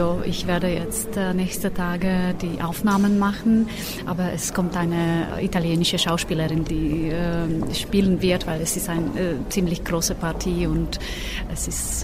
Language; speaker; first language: German; non-native, fluent; Slovak